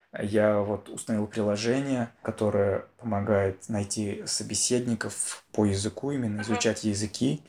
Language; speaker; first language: Russian; native; Russian